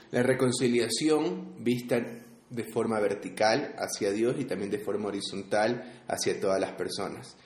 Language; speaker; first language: Spanish; native; Spanish